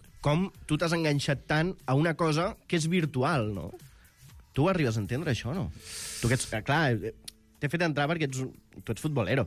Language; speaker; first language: Catalan; native; Catalan